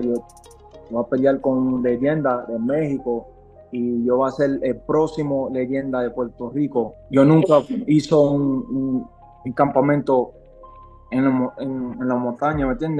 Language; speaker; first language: Spanish; early bilingual, heritage; Spanish